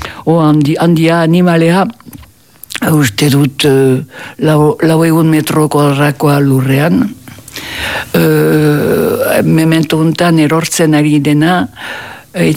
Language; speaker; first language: Basque; native; Basque